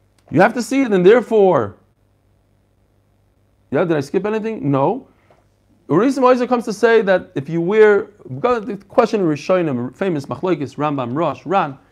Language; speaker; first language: English; native; English